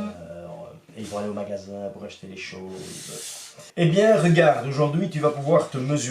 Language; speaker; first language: French; native; French